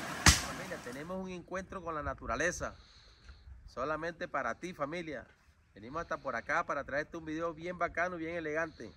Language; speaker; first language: Spanish; native; Spanish